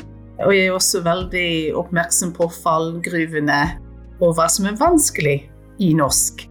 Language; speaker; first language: Norwegian; non-native, fluent; English